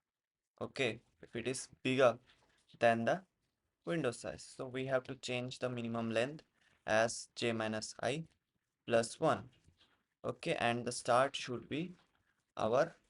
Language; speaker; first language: English; non-native, local second language; Hindi